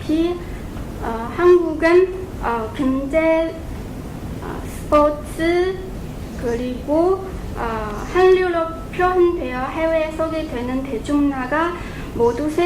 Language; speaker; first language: Korean; non-native, fluent; Chinese